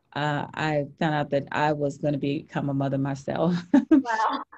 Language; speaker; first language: English; native; English